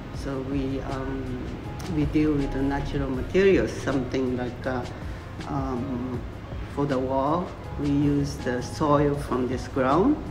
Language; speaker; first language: English; non-native, fluent; Japanese